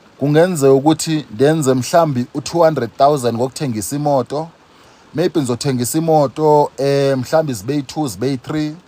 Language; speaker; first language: Zulu; non-native, local second language; Xhosa